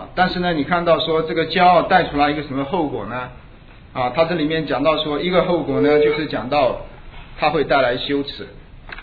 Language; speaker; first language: Chinese; native; Chinese